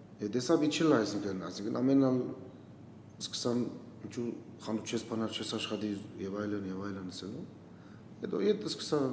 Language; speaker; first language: Armenian; native; Armenian